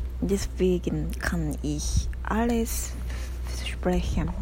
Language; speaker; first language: German; non-native, learner; Japanese